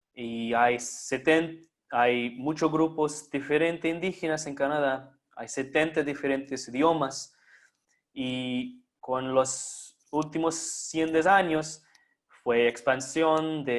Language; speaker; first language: Spanish; non-native, fluent; English